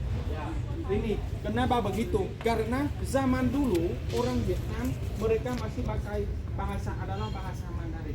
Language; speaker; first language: Indonesian; non-native, fluent; Vietnamese